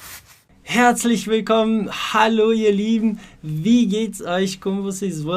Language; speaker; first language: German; non-native, fluent; Portuguese